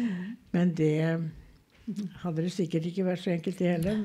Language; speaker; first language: Norwegian; native; Norwegian